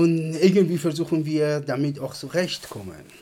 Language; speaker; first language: German; non-native, fluent; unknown